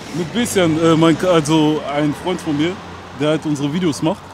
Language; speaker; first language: German; native; German